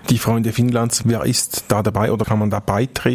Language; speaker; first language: German; native; German